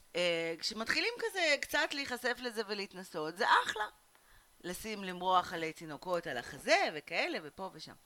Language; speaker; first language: Hebrew; early bilingual, other home language; Russian